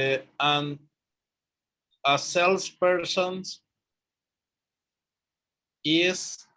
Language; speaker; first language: English; non-native, learner; Spanish